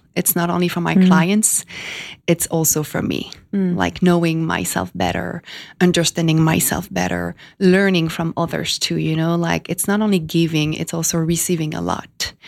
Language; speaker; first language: English; non-native, fluent; French